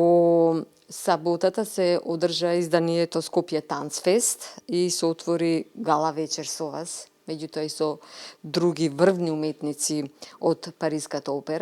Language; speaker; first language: Macedonian; native; Macedonian